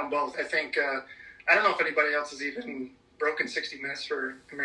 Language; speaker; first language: English; native; English